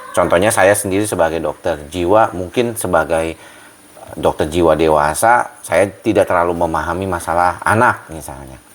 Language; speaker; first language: Indonesian; native; Indonesian